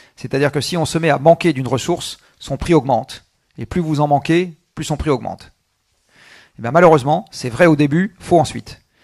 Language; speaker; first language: French; native; French